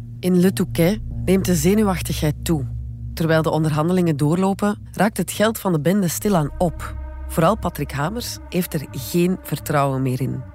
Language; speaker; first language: Dutch; native; Dutch